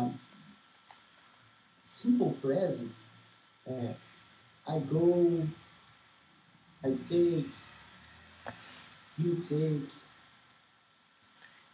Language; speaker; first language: English; non-native, learner; Portuguese